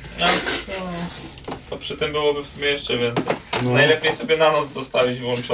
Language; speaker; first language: Polish; native; Polish